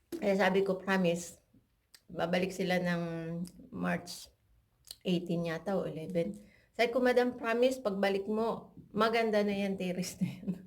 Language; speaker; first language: Filipino; native; Filipino